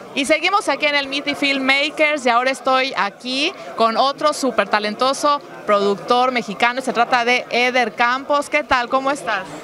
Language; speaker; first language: Spanish; native; Spanish